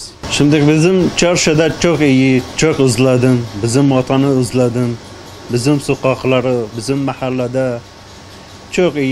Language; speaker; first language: Turkish; non-native, learner; Arabic